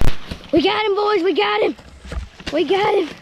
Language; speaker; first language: English; native; English